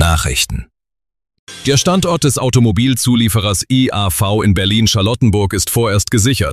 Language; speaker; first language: German; native; German